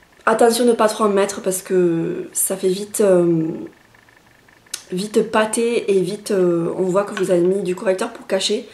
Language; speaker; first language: French; native; French